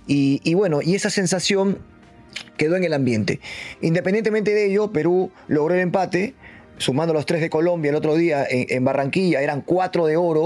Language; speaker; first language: Spanish; native; Spanish